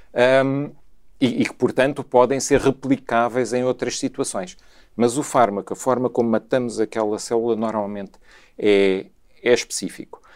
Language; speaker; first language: Portuguese; native; Portuguese